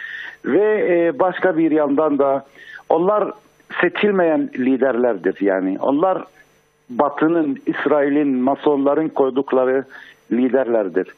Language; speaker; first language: Turkish; non-native, fluent; Arabic